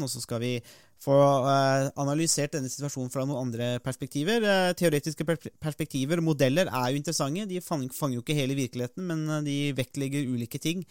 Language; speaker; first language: Norwegian; native; Norwegian